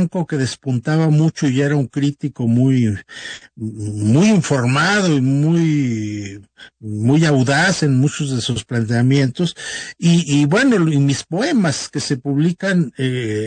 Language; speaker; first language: Spanish; native; Spanish